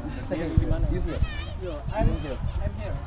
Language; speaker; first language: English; non-native, learner; Indonesian